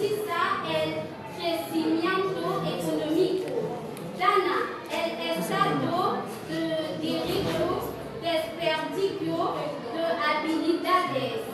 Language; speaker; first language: Spanish; non-native, learner; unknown